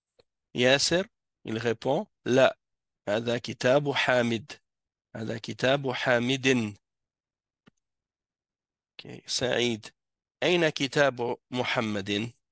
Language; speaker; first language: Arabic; non-native, fluent; French